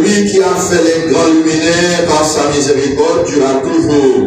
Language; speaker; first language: French; non-native, local second language; Haitian Creole